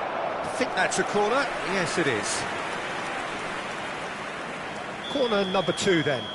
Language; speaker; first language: English; native; English